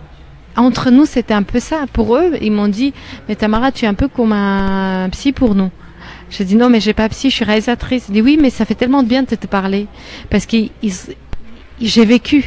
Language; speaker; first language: French; non-native, fluent; Armenian